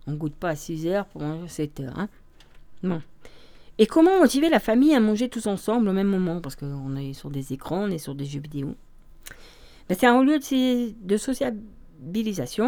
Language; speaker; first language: French; native; French